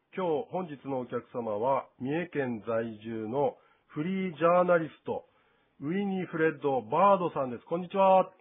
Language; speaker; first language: Japanese; native; Japanese